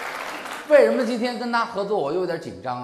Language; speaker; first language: Chinese; native; Chinese